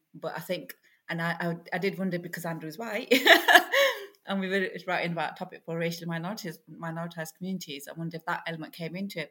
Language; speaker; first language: English; native; English